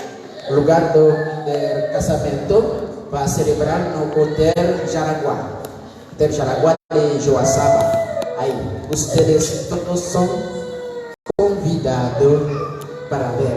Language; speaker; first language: Spanish; non-native, learner; Haitian Creole